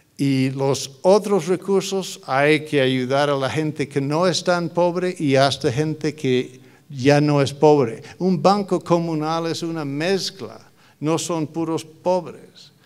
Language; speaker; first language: Spanish; non-native, fluent; English